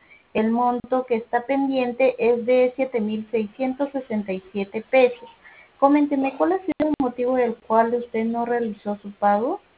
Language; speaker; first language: Spanish; native; Spanish